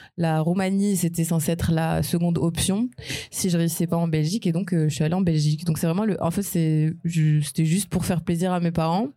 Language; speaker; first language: French; non-native, local second language; Arabic